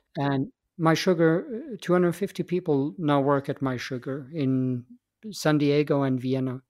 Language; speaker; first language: English; non-native, fluent; Swedish